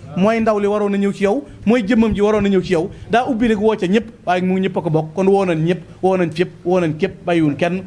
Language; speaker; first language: Wolof; native; Wolof